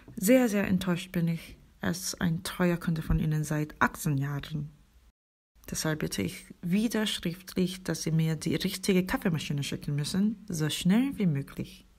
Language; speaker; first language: German; non-native, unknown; Korean